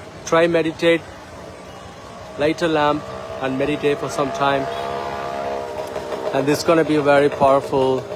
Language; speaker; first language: English; non-native, local second language; Tamil